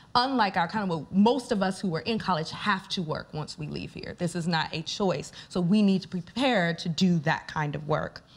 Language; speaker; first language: English; native; English